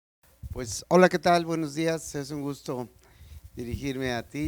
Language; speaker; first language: Spanish; native; Spanish